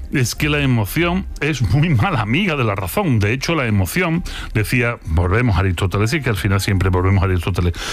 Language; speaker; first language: Spanish; native; Spanish